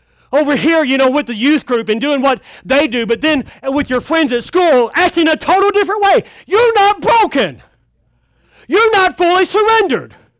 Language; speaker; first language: English; native; English